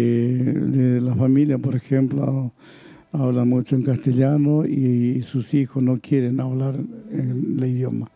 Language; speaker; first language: Spanish; non-native, local second language; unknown